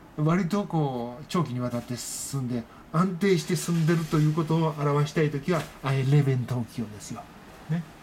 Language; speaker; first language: Japanese; native; Japanese